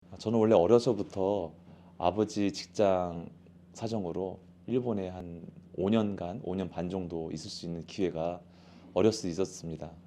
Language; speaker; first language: Korean; native; Korean